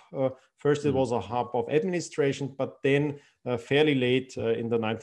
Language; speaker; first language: English; non-native, fluent; German